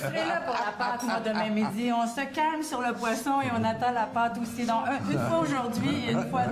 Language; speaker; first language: French; native; French